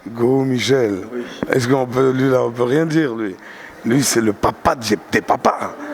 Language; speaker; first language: French; non-native, local second language; Arabic